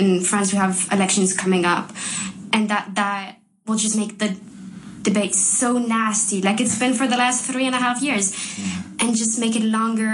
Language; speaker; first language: English; non-native, fluent; French